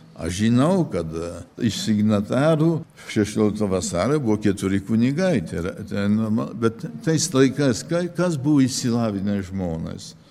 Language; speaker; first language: Lithuanian; early bilingual, heritage; Lithuanian